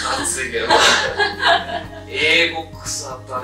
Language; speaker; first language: Japanese; native; Japanese